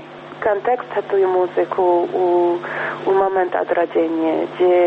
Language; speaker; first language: Belarusian; early bilingual, heritage; Belarusian